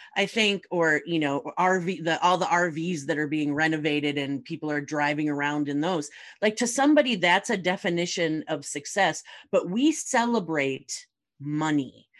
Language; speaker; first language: English; native; English